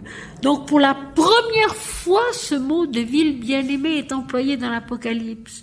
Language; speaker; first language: French; native; French